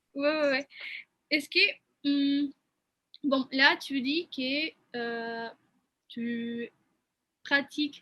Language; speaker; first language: French; non-native, fluent; Spanish